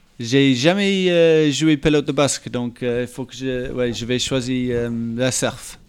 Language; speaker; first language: French; non-native, fluent; English